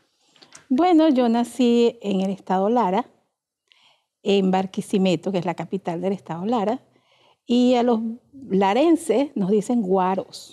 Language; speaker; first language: Spanish; native; Spanish